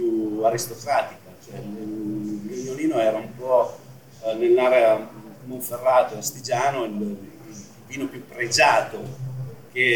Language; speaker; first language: Italian; native; Italian